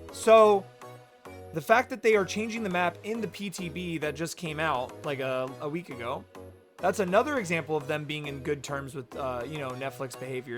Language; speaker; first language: English; native; English